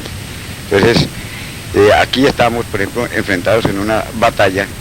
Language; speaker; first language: Spanish; native; Spanish